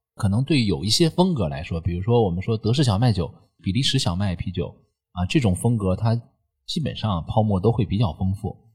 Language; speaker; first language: Chinese; native; Chinese